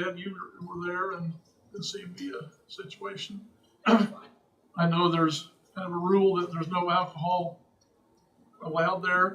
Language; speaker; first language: English; native; English